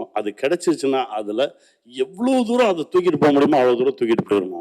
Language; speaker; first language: Tamil; native; Tamil